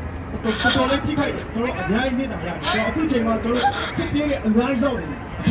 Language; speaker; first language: Burmese; non-native, local second language; Kachin